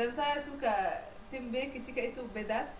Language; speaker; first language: Indonesian; non-native, learner; Arabic